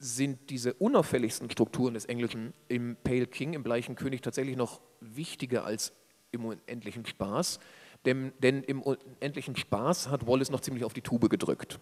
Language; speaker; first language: German; native; German